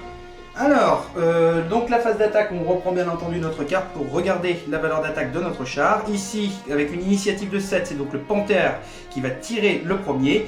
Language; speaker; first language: French; native; French